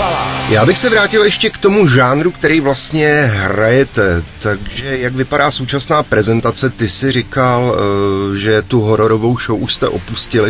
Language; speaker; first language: Czech; native; Czech